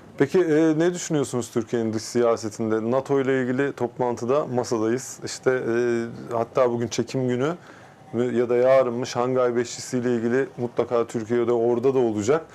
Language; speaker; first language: Turkish; native; Turkish